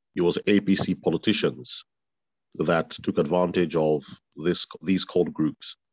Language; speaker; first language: English; non-native, local second language; Bini